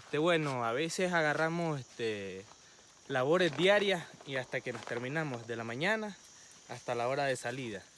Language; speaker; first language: Spanish; native; Spanish